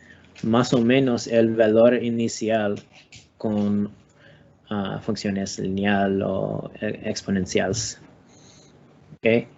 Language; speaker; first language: Spanish; non-native, learner; English